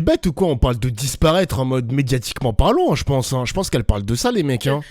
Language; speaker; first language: French; native; French